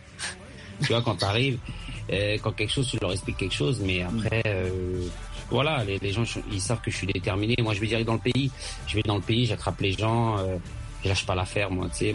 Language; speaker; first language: French; early bilingual, other home language; Arabic